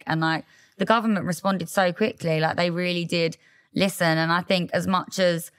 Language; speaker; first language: English; native; English